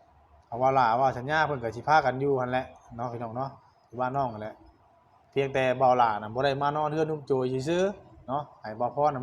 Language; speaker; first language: Thai; non-native, local second language; Lao